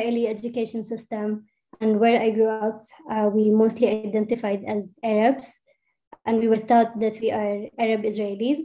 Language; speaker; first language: English; non-native, fluent; Arabic